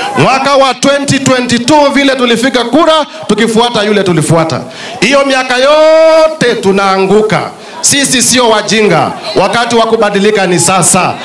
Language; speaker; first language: Swahili; non-native, local second language; Kamba